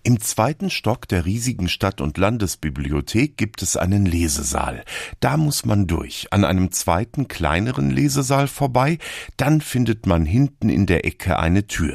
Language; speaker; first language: German; native; German